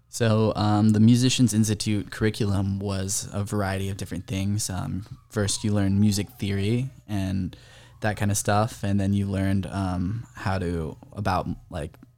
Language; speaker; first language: English; early bilingual, other home language; Filipino